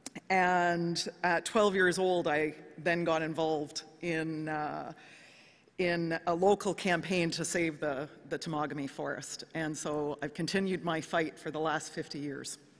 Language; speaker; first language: English; native; English